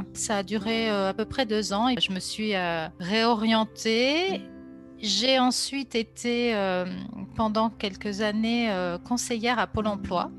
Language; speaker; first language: French; native; French